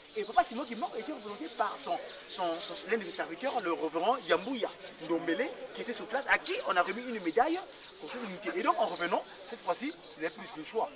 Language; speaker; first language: French; non-native, local second language; Kongo